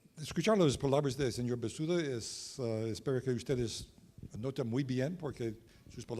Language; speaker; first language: Spanish; non-native, learner; English